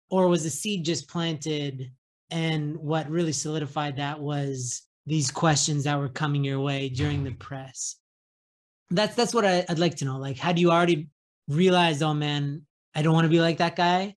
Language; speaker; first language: English; native; English